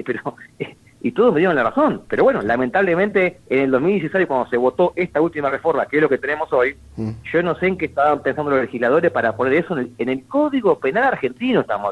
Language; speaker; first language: Spanish; native; Spanish